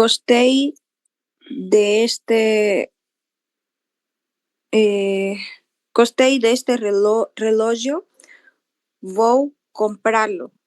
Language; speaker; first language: Portuguese; non-native, learner; Spanish